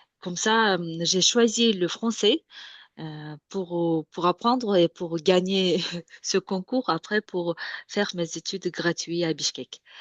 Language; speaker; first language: French; non-native, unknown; Kyrgyz